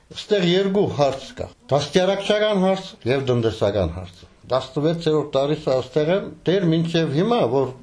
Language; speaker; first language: Armenian; early bilingual, heritage; Armenian